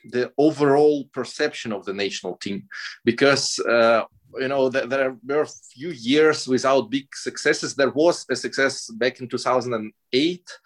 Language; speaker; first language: English; non-native, fluent; Russian